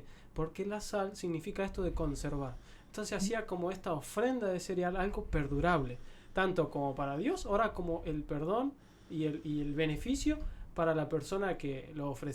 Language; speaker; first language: Spanish; native; Spanish